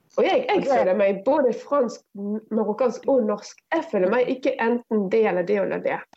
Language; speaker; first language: Norwegian; non-native, fluent; Arabic